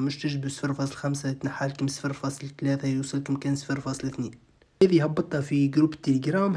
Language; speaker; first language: Arabic; native; Arabic